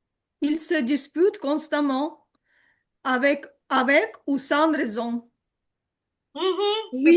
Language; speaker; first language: French; non-native, learner; Ukrainian